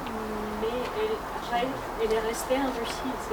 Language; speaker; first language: French; non-native, fluent; Russian